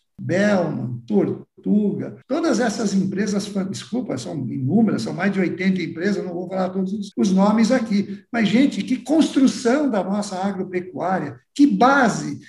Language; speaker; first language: Portuguese; early bilingual, other home language; Italian